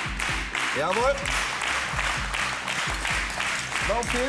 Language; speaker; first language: German; native; German